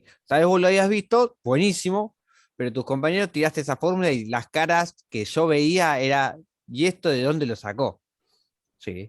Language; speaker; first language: Spanish; native; Spanish